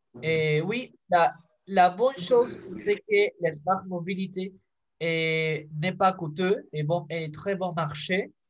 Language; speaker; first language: French; non-native, fluent; Spanish